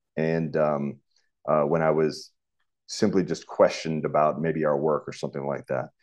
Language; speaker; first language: English; native; English